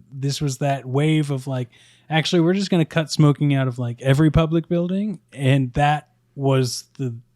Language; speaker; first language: English; native; English